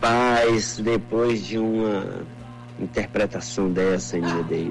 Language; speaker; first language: Portuguese; native; Portuguese